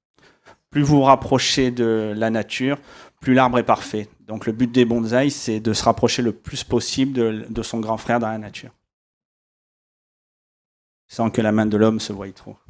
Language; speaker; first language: French; native; French